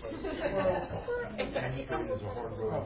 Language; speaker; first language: English; native; English